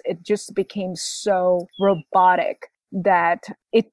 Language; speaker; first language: English; non-native, local second language; Bangla